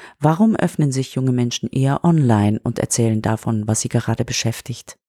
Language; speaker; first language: German; native; German